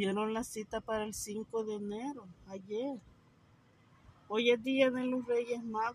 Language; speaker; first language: Spanish; native; Spanish